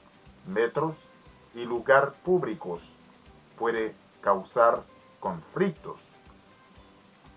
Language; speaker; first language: Spanish; non-native, learner; Haitian Creole